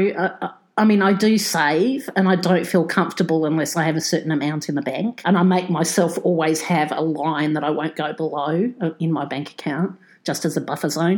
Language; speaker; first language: English; native; English